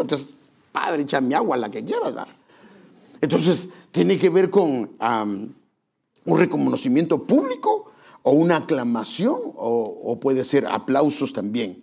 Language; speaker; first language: Spanish; native; Spanish